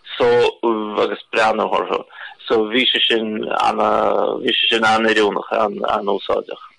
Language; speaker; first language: Irish; non-native, fluent; Russian